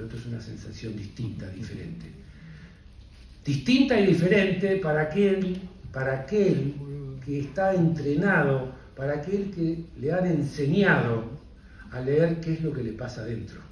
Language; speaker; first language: Spanish; native; Spanish